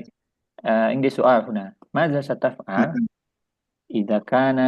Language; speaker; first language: Arabic; non-native, fluent; Indonesian